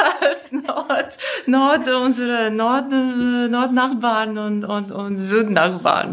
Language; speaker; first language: German; non-native, learner; Latvian